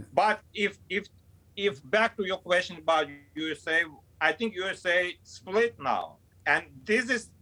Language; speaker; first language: English; non-native, fluent; Azerbaijani